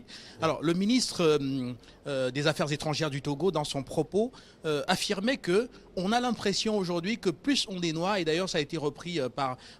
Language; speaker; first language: French; native; French